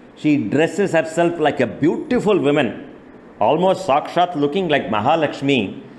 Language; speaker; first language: English; non-native, local second language; Tamil